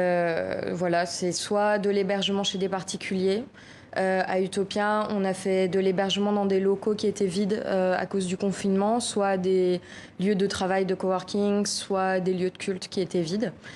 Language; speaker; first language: French; native; French